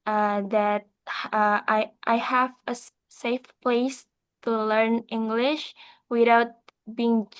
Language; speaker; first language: English; non-native, learner; Indonesian